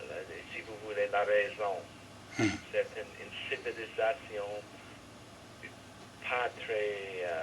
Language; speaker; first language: French; non-native, learner; English